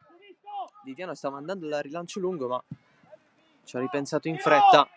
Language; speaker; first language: Italian; native; Italian